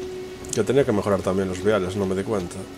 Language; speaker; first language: Spanish; native; Spanish